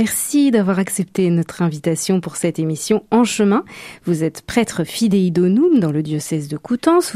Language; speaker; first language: French; native; French